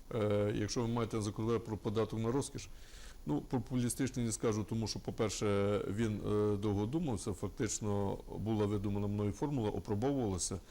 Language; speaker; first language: Ukrainian; native; Ukrainian